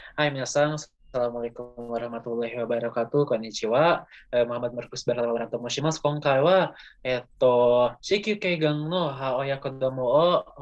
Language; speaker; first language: Japanese; non-native, learner; Indonesian